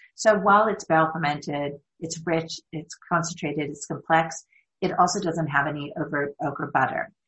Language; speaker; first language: English; native; English